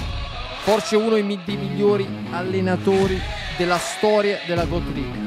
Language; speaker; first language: Italian; native; Italian